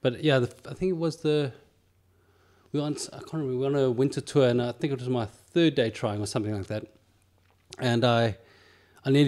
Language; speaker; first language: English; native; English